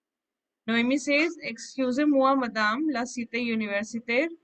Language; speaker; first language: French; non-native, fluent; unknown